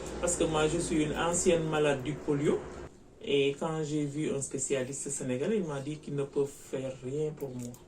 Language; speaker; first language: French; non-native, local second language; Wolof